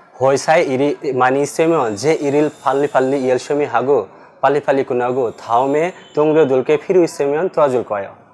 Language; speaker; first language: Korean; non-native, learner; Bangla